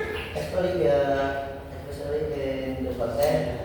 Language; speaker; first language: English; non-native, learner; Indonesian